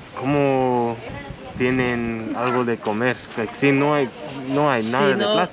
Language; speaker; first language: Spanish; non-native, learner; English